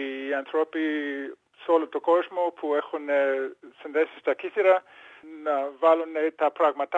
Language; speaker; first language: Greek; early bilingual, heritage; English